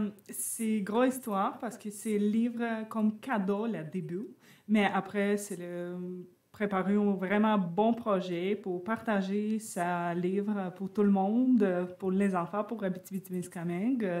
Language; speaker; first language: French; non-native, learner; Ukrainian